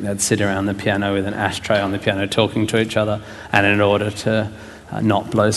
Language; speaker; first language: English; native; English